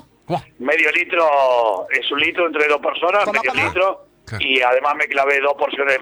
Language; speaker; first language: Spanish; native; Spanish